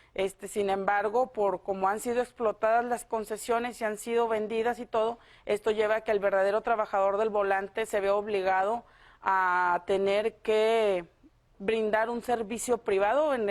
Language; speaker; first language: Spanish; native; Spanish